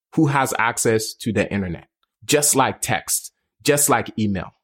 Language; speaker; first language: English; non-native, local second language; Akan